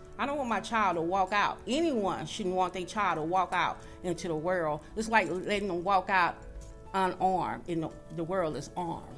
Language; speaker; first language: English; native; English